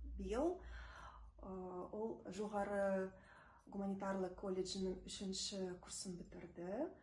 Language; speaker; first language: Kazakh; non-native, local second language; Russian